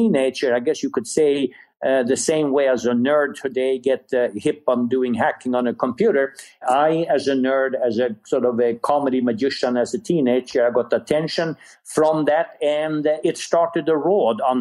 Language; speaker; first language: English; non-native, fluent; Swedish